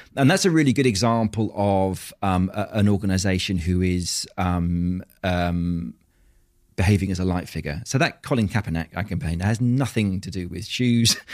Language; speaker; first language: English; native; English